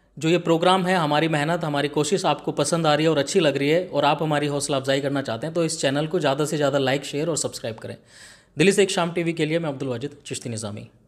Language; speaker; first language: Hindi; native; Hindi